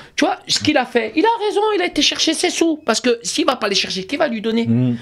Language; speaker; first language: French; native; French